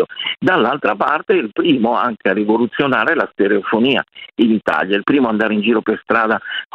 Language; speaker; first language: Italian; native; Italian